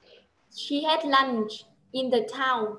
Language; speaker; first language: English; non-native, fluent; Vietnamese